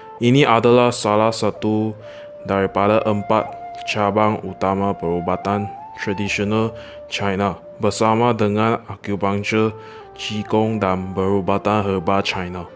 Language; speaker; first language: Malay; non-native, local second language; Chinese